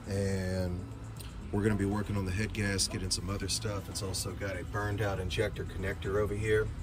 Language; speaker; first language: English; native; English